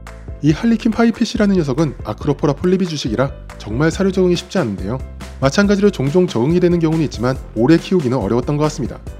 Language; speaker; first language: Korean; native; Korean